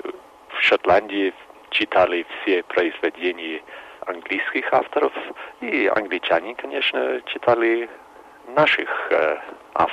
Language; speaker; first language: Russian; non-native, fluent; English